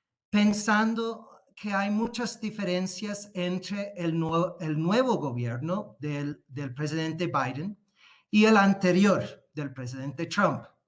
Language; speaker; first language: Spanish; non-native, fluent; English